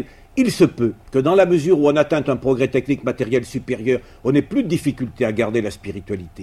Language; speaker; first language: French; native; French